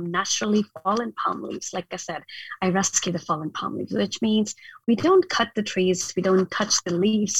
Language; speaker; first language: English; non-native, local second language; Hindi